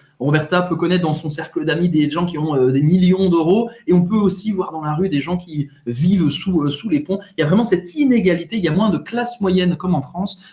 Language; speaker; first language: French; native; French